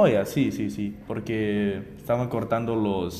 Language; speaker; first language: Spanish; non-native, learner; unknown